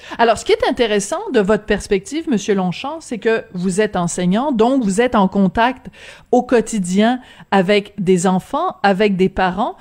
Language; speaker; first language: French; native; French